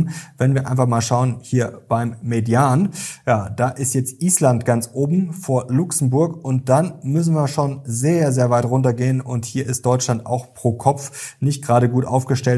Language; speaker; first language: German; native; German